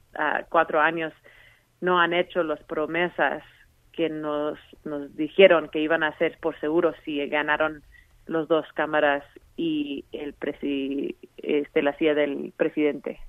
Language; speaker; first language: Spanish; early bilingual, heritage; Spanish